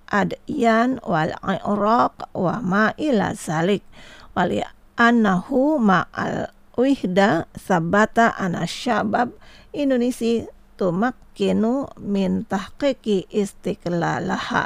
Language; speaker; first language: Arabic; non-native, fluent; Indonesian